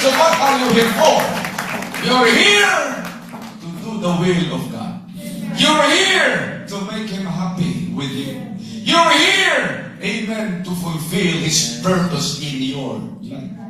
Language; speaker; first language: English; non-native, local second language; Filipino